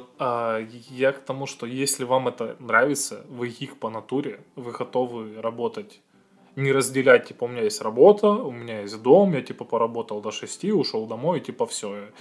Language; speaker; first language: Russian; native; Russian